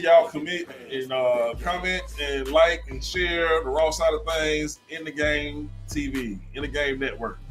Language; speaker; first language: English; native; English